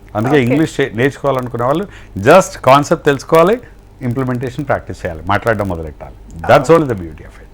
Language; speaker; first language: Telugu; native; Telugu